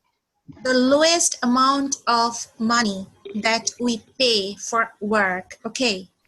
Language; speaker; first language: English; non-native, fluent; Bangla